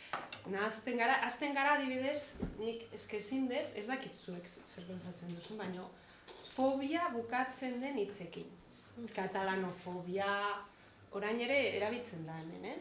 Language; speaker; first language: Basque; non-native, fluent; Catalan